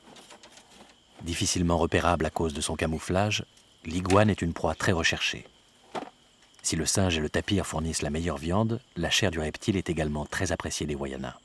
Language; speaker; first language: French; native; French